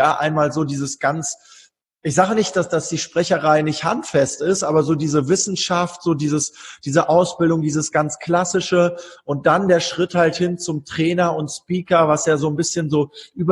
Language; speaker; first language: German; native; German